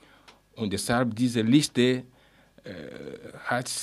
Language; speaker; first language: German; non-native, learner; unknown